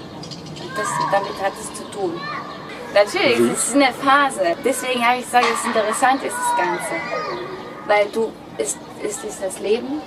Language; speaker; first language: German; non-native, fluent; Greek